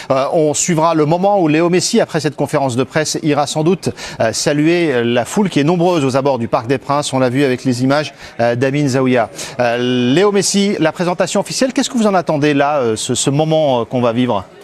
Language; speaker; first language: French; native; French